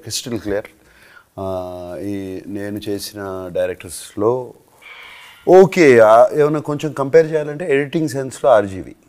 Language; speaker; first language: Telugu; native; Telugu